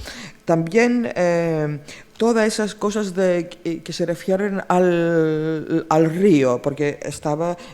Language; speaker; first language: Spanish; non-native, fluent; Greek